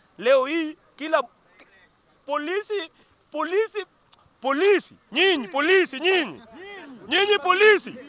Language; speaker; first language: Swahili; non-native, local second language; Luo (Kenya and Tanzania)